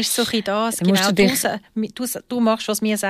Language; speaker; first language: German; native; German